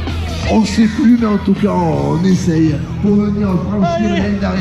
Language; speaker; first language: French; native; French